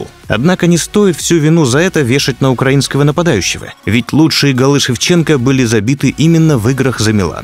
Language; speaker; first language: Russian; native; Russian